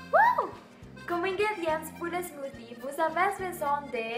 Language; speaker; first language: French; non-native, learner; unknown